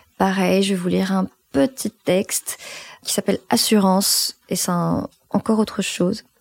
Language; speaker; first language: French; non-native, local second language; Arabic